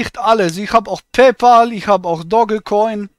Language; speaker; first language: German; native; German